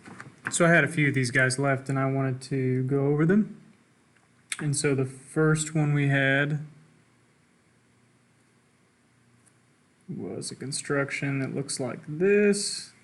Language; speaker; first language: English; native; English